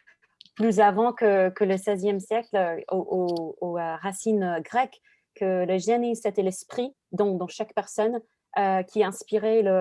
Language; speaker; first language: French; non-native, fluent; English